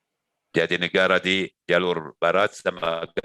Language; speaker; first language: Indonesian; non-native, learner; Arabic